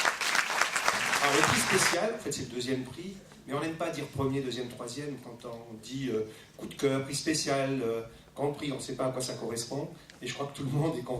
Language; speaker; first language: French; native; French